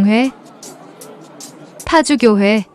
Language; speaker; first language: Korean; native; Korean